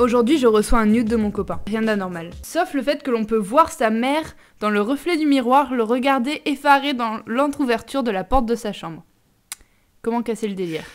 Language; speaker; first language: French; native; French